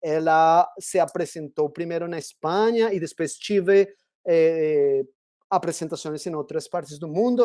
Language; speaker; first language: Portuguese; non-native, fluent; Spanish